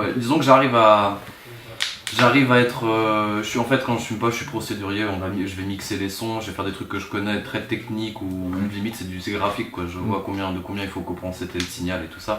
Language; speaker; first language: French; native; French